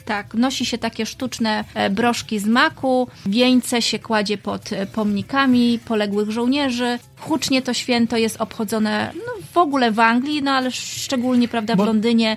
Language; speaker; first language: Polish; native; Polish